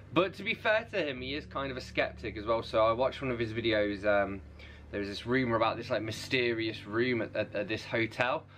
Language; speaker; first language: English; native; English